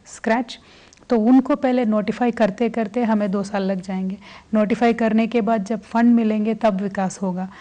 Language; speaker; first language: Hindi; non-native, local second language; Telugu